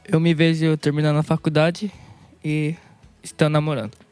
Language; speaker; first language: Portuguese; early bilingual, heritage; Portuguese